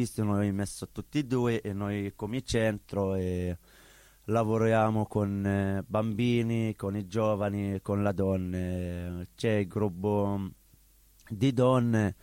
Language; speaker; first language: Italian; non-native, learner; Arabic